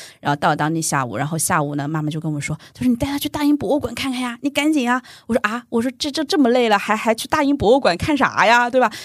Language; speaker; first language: Chinese; native; Chinese